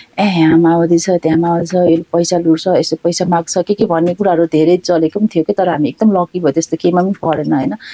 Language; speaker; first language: Nepali; non-native, local second language; Sherpa